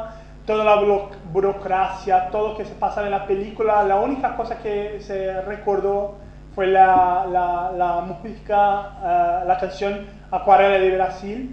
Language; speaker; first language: Spanish; non-native, fluent; Portuguese